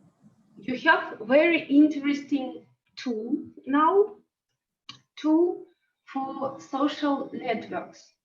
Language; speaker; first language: English; non-native, learner; Russian